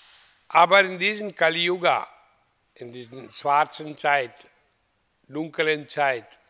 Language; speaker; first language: German; non-native, learner; Hindi